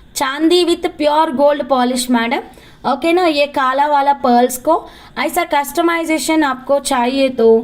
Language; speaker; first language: Hindi; non-native, local second language; Telugu